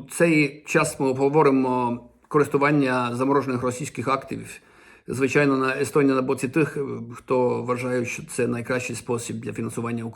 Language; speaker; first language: Ukrainian; non-native, fluent; Estonian